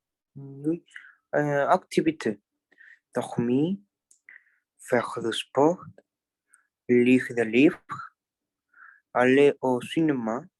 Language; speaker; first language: French; non-native, learner; Spanish